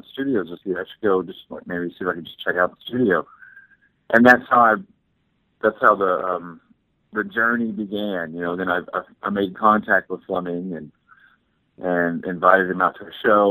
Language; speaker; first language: English; native; English